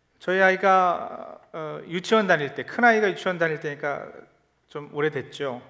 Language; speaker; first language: Korean; early bilingual, heritage; Korean